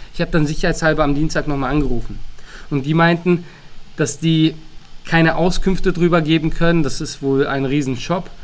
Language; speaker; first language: German; early bilingual, other home language; Turkish